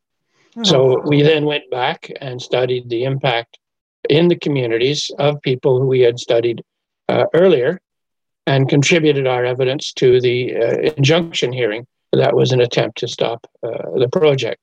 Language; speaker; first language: English; native; English